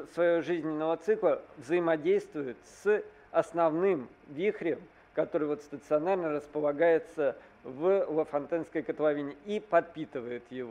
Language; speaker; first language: Russian; native; Russian